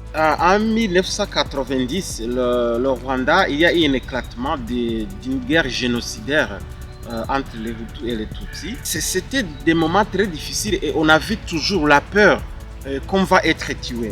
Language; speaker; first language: French; non-native, local second language; Kinyarwanda